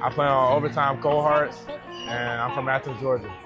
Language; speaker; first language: English; native; English